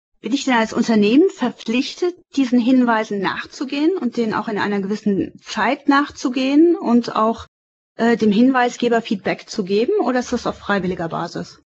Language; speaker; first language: German; native; German